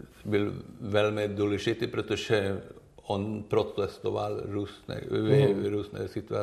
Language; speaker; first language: Czech; non-native, learner; Swedish